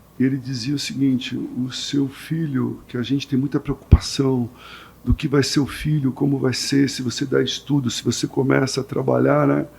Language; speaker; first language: Portuguese; native; Portuguese